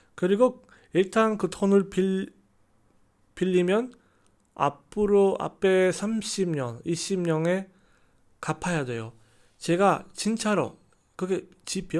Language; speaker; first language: Korean; non-native, learner; Chinese